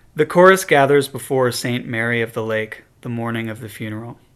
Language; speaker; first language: English; native; English